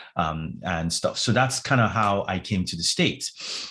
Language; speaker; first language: English; non-native, local second language; Yoruba